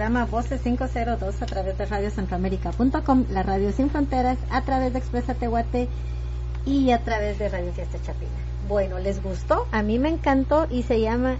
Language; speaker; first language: Spanish; native; Spanish